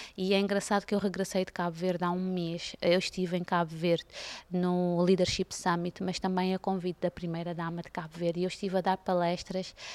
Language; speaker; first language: Portuguese; non-native, local second language; Kabuverdianu